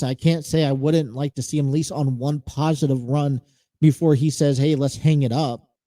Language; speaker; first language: English; native; English